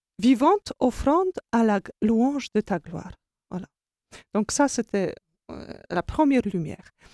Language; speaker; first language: French; non-native, fluent; Polish